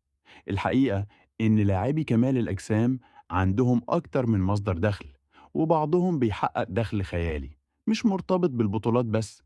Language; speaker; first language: Arabic; native; Arabic